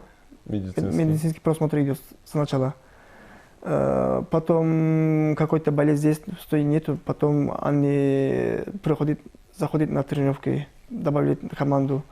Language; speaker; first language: Russian; non-native, learner; Turkish